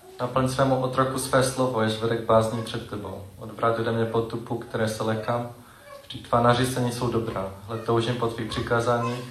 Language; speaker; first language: Czech; non-native, learner; English